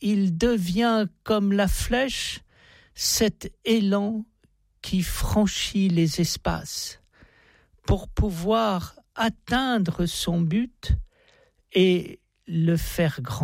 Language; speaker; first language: French; native; French